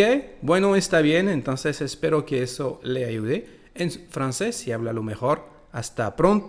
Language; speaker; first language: Spanish; non-native, fluent; French